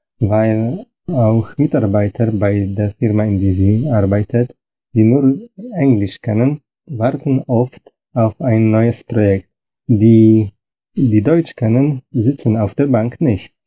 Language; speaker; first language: German; non-native, fluent; Polish